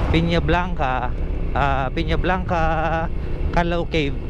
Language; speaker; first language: Filipino; native; Filipino